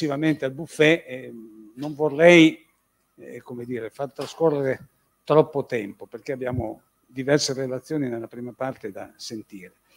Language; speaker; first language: Italian; native; Italian